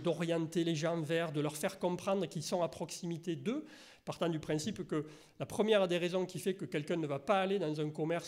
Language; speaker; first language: French; native; French